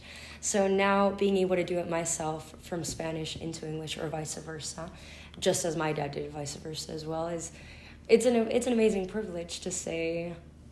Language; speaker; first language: English; non-native, fluent; Spanish